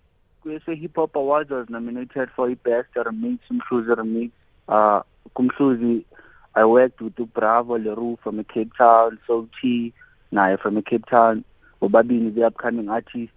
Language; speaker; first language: English; non-native, local second language; Xhosa